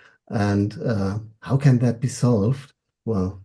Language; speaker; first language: English; non-native, fluent; German